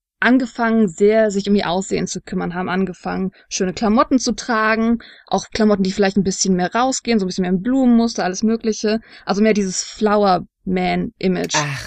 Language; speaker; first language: German; native; German